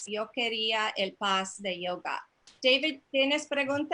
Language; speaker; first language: Spanish; non-native, learner; English